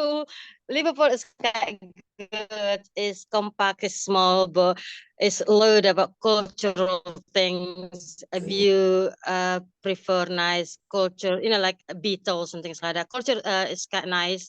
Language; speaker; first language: English; non-native, fluent; Indonesian